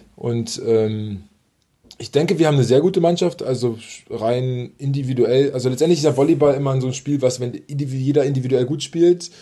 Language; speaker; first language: German; native; German